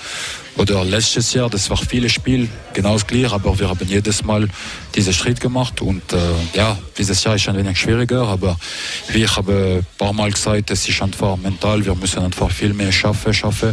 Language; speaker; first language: German; non-native, local second language; French